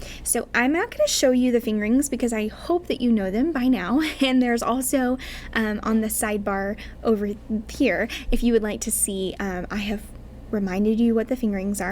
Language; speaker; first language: English; native; English